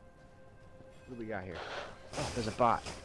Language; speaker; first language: English; native; English